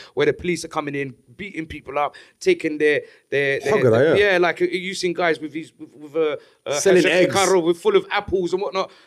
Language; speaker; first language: English; native; English